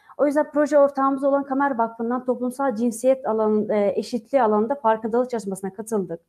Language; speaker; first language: Turkish; non-native, local second language; Kurdish